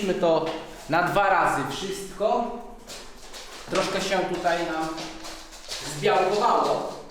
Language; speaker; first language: Polish; native; Polish